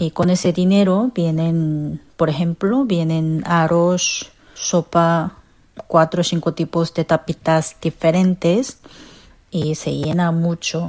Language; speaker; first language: Spanish; non-native, fluent; Korean